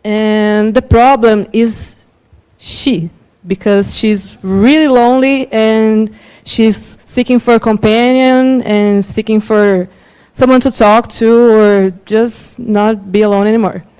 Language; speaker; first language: English; non-native, fluent; Portuguese